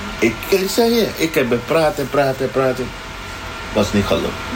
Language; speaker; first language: Dutch; non-native, learner; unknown